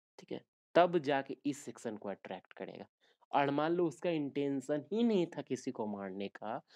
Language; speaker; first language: Hindi; native; Hindi